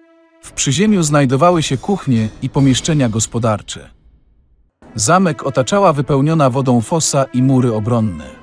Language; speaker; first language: Polish; native; Polish